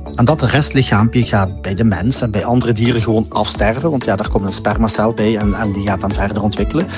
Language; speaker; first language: Dutch; native; Dutch